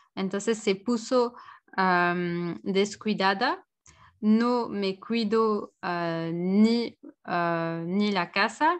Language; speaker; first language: Spanish; non-native, learner; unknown